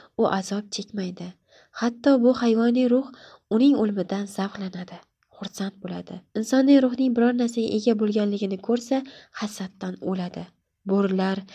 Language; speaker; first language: Uzbek; native; Uzbek